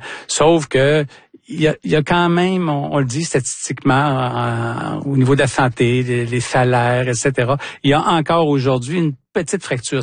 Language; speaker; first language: French; native; French